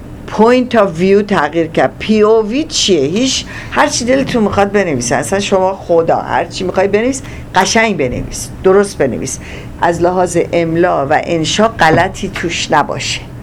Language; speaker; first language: Persian; native; Persian